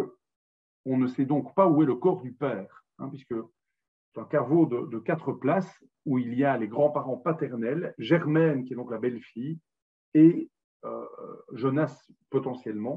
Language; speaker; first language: French; native; French